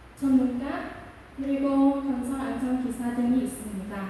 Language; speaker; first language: Korean; non-native, local second language; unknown